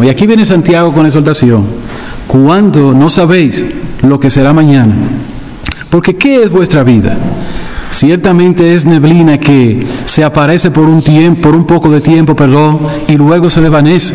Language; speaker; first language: Spanish; native; Spanish